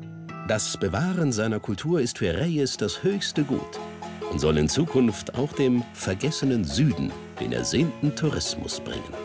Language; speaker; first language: German; native; German